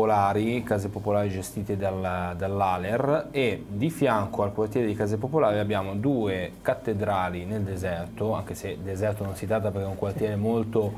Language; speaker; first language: Italian; native; Italian